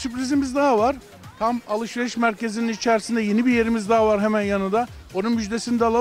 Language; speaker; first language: Turkish; native; Turkish